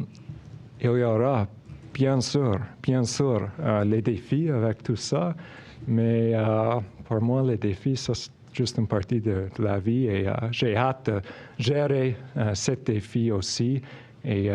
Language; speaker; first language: French; non-native, local second language; English